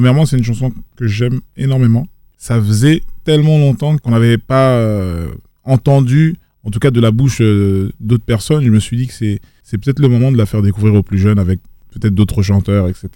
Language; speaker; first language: French; native; French